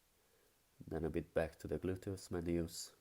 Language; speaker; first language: English; non-native, fluent; Hungarian